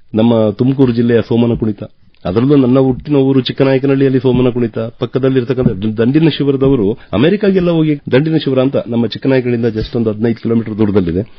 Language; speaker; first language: Kannada; native; Kannada